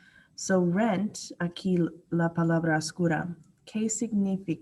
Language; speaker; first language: Spanish; non-native, learner; English